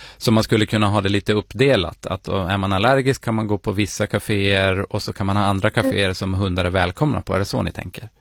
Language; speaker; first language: Swedish; native; Swedish